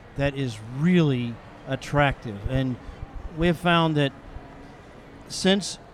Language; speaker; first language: English; native; English